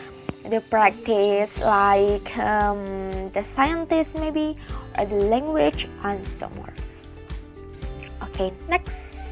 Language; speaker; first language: English; non-native, learner; Indonesian